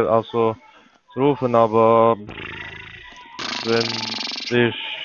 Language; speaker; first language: German; non-native, learner; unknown